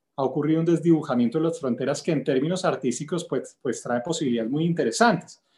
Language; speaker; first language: Spanish; native; Spanish